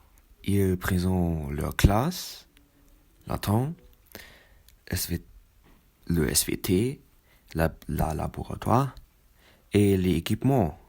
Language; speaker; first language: French; non-native, learner; German